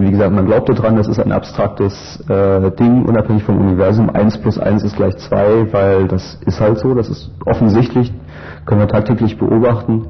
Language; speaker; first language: German; native; German